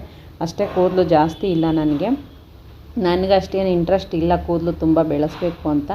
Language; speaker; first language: Kannada; native; Kannada